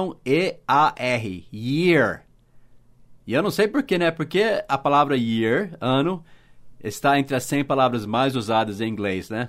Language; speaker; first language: Portuguese; non-native, fluent; English